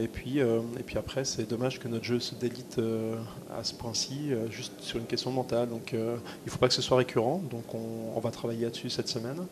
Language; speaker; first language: French; native; French